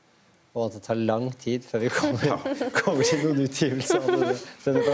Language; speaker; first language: Norwegian; native; Norwegian